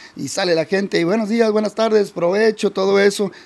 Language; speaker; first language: Spanish; early bilingual, heritage; Spanish